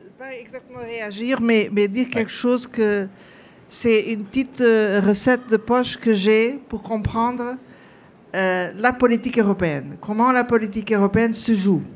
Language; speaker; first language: French; non-native, fluent; Portuguese